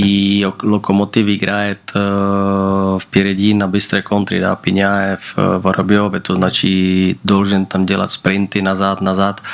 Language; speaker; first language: Russian; non-native, learner; Slovak